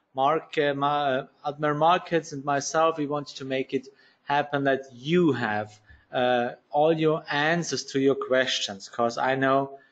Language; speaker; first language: English; non-native, learner; German